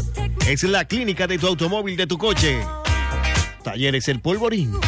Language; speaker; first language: Spanish; native; Spanish